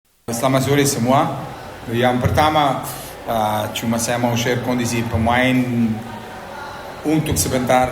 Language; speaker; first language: Indonesian; non-native, fluent; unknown